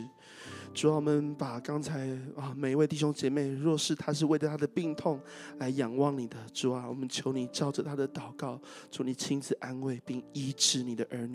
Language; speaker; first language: Chinese; native; Chinese